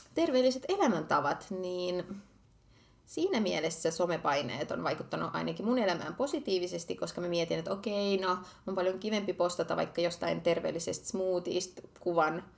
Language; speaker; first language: Finnish; early bilingual, other home language; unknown